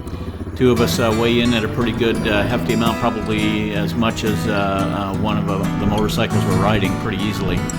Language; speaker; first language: English; native; English